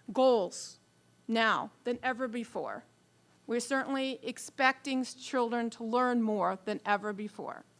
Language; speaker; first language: English; native; English